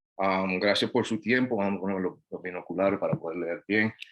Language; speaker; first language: Spanish; non-native, fluent; English